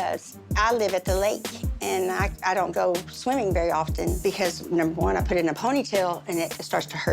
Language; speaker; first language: English; native; English